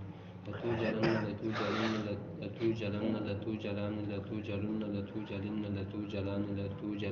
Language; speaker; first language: Arabic; non-native, learner; Urdu